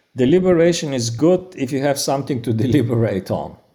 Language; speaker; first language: English; non-native, fluent; Bulgarian